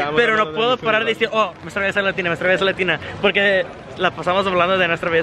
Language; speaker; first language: Spanish; native; Spanish